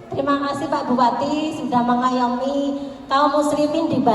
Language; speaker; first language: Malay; non-native, local second language; Javanese